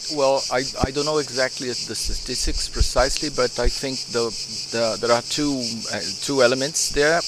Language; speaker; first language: English; non-native, fluent; Portuguese